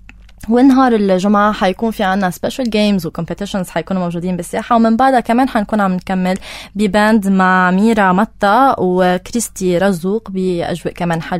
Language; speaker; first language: Arabic; native; Arabic